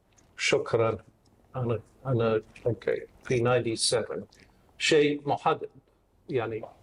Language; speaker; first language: Arabic; non-native, fluent; English